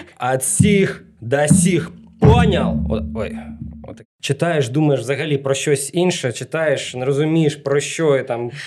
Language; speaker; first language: Ukrainian; non-native, local second language; Russian